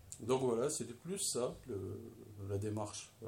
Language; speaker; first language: French; non-native, local second language; Arabic